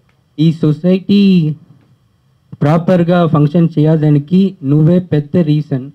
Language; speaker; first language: Telugu; early bilingual, heritage; Telugu